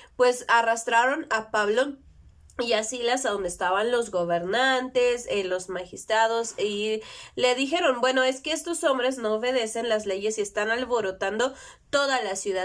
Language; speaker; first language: Spanish; native; Spanish